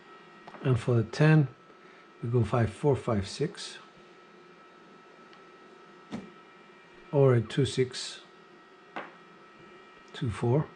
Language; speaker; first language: English; non-native, fluent; Greek